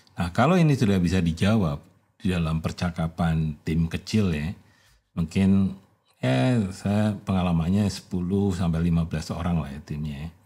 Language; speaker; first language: Indonesian; native; Indonesian